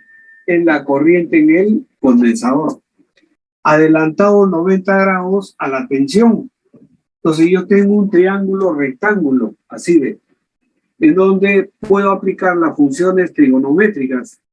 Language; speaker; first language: Spanish; native; Spanish